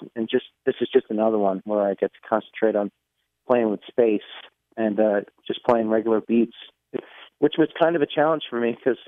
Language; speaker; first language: English; native; English